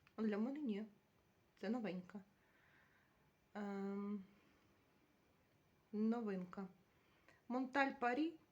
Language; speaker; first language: Ukrainian; native; Ukrainian